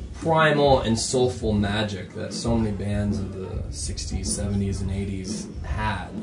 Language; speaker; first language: English; native; English